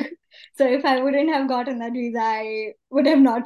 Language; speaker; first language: English; non-native, local second language; Hindi